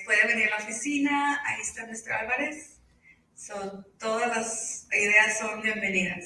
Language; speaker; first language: Spanish; early bilingual, heritage; Spanish